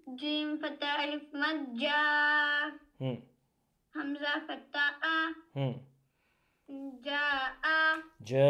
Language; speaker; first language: Arabic; non-native, learner; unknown